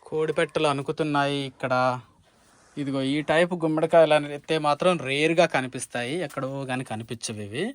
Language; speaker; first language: Telugu; native; Telugu